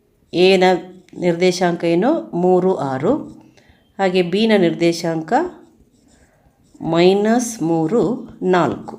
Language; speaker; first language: Kannada; native; Kannada